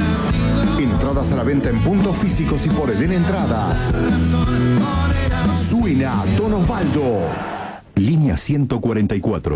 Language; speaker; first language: Spanish; native; Spanish